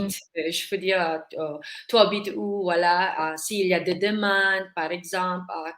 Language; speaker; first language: French; non-native, learner; Filipino